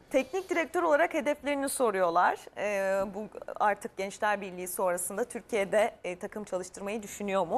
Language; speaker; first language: Turkish; native; Turkish